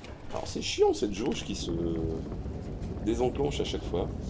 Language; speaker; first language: French; native; French